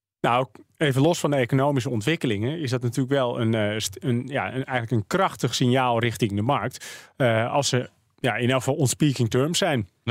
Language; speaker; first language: Dutch; native; Dutch